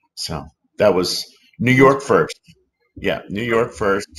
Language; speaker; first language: English; native; English